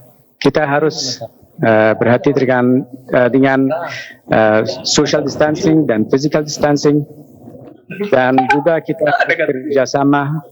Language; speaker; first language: Indonesian; non-native, fluent; Arabic